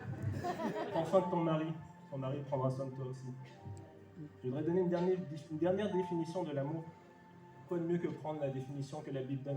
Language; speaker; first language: French; native; French